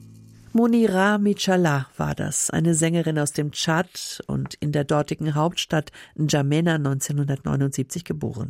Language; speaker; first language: German; native; German